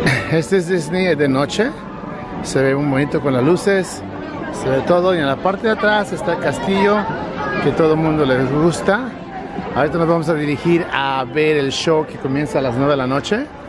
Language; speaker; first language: Spanish; native; Spanish